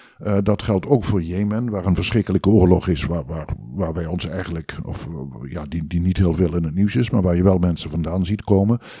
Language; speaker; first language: Dutch; native; Dutch